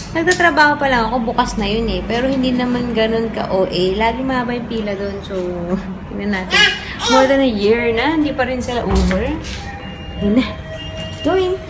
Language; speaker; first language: Filipino; native; Filipino